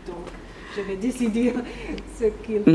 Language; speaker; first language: French; non-native, learner; English